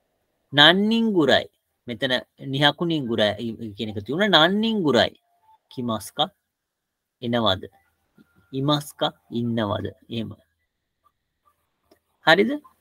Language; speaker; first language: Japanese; non-native, fluent; Sinhala